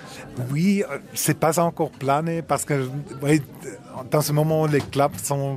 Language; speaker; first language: French; non-native, fluent; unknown